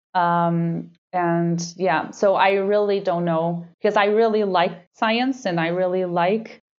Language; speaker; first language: English; non-native, fluent; Portuguese